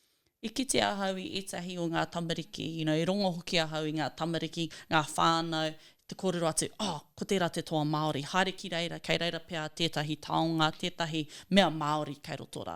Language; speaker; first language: Māori; non-native, local second language; English